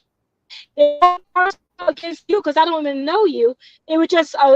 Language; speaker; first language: English; native; English